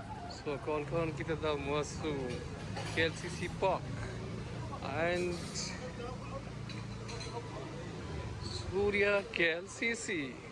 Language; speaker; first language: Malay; non-native, learner; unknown